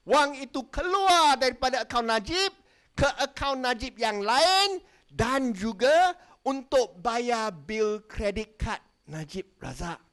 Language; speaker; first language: Malay; non-native, local second language; Chinese